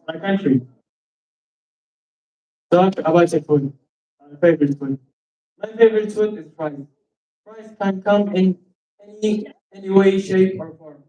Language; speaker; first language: English; non-native, learner; Arabic